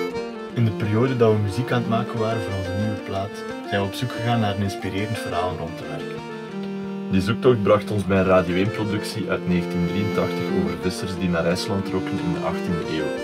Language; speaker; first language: Dutch; native; Dutch